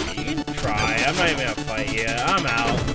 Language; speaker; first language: English; native; English